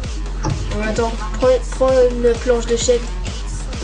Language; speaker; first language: French; native; French